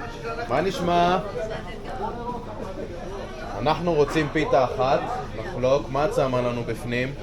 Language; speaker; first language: Hebrew; native; Hebrew